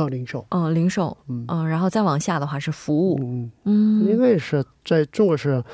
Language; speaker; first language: Chinese; non-native, learner; Korean